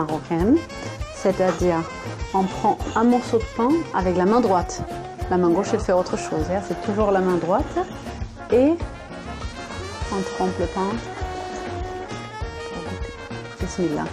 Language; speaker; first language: French; non-native, fluent; German